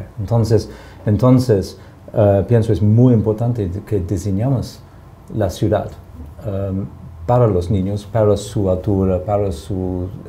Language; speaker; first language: Spanish; non-native, fluent; English